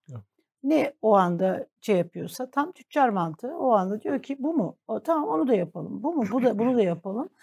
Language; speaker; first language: Turkish; native; Turkish